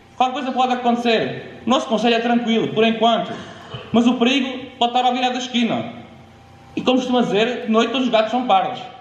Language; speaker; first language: Portuguese; native; Portuguese